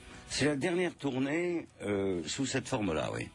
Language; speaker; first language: French; native; French